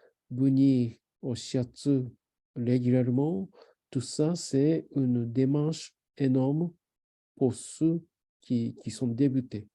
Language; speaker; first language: French; non-native, learner; Japanese